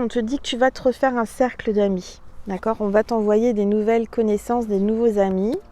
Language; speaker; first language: French; native; French